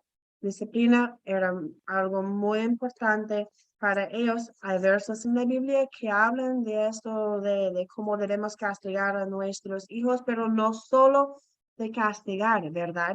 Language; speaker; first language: Spanish; non-native, fluent; English